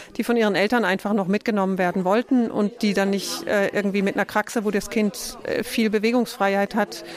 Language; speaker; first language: German; native; German